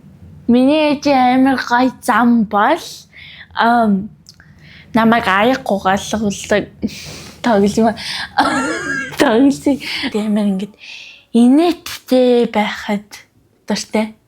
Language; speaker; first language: Mongolian; early bilingual, heritage; Mongolian